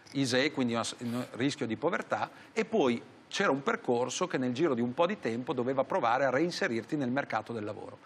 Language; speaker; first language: Italian; native; Italian